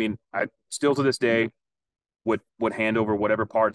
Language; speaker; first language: English; native; English